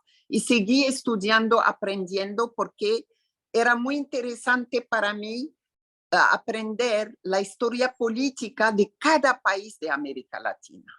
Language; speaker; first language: Spanish; non-native, fluent; Arabic